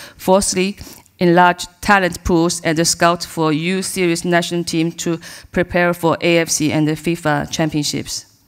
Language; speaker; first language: English; non-native, learner; Chinese